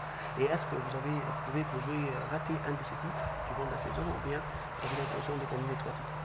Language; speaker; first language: French; non-native, fluent; Arabic